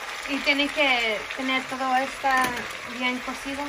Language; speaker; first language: Spanish; early bilingual, other home language; English